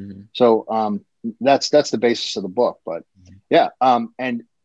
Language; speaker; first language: English; native; English